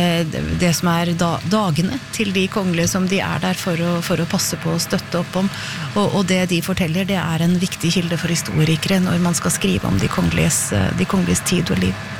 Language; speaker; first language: Norwegian; native; Norwegian